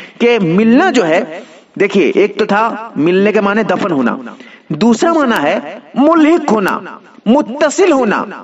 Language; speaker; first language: Urdu; native; Urdu